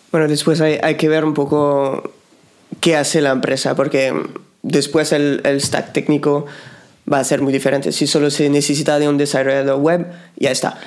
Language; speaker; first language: Spanish; non-native, fluent; French